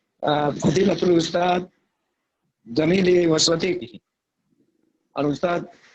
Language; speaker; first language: Arabic; non-native, fluent; Bangla